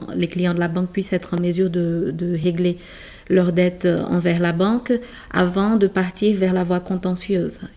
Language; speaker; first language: French; non-native, fluent; Portuguese